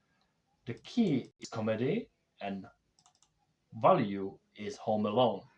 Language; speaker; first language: English; non-native, fluent; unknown